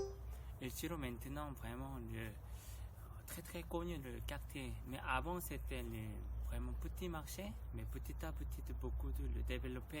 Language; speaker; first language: French; non-native, learner; Korean